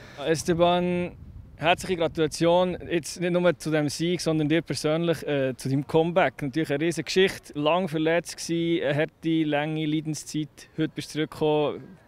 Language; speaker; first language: German; native; German